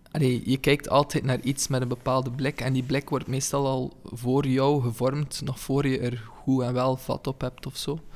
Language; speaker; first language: Dutch; native; Dutch